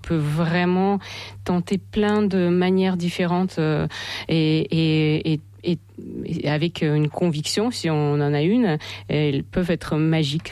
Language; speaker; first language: French; non-native, fluent; Russian